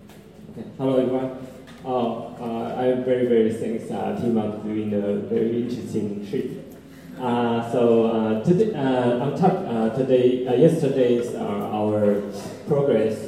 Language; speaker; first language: English; non-native, learner; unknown